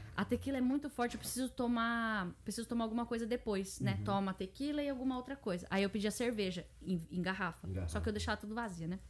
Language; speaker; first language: Portuguese; early bilingual, heritage; Portuguese